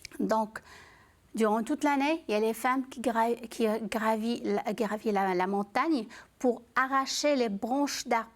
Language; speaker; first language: French; non-native, local second language; Arabic